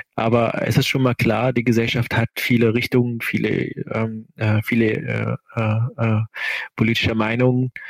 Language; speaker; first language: German; non-native, fluent; Arabic